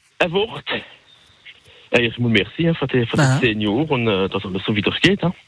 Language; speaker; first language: German; non-native, local second language; French